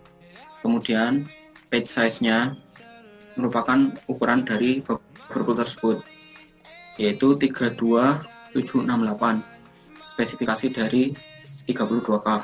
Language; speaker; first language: Indonesian; native; Indonesian